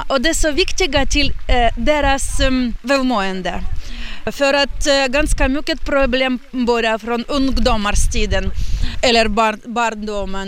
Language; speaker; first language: Swedish; non-native, learner; Ukrainian